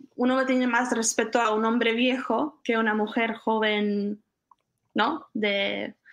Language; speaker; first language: Spanish; non-native, fluent; Czech